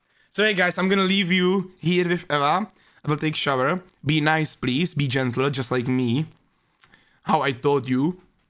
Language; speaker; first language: English; non-native, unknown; Czech